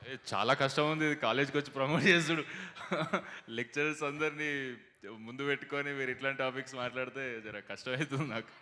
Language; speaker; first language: Telugu; native; Telugu